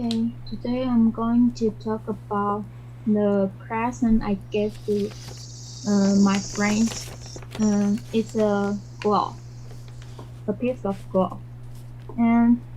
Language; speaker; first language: English; non-native, learner; Chinese